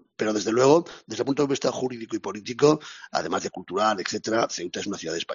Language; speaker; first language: Spanish; native; Spanish